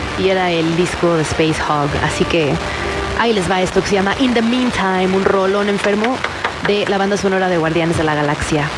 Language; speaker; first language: Spanish; native; Spanish